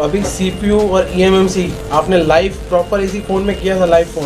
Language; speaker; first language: Hindi; native; Hindi